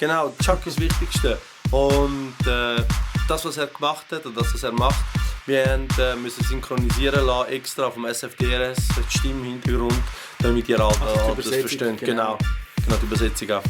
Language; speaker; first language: German; native; German